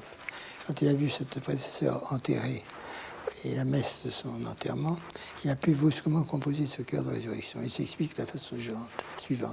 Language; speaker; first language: French; native; French